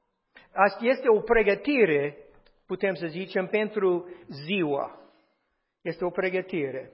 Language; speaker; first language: Romanian; non-native, fluent; English